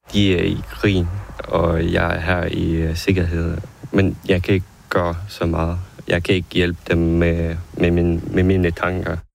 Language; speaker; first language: Danish; non-native, fluent; Ukrainian